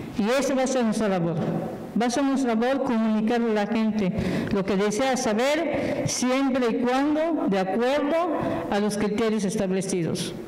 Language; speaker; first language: Spanish; non-native, local second language; Yucateco